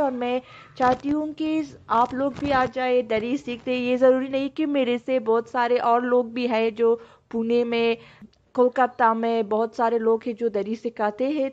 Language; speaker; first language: Hindi; non-native, fluent; Persian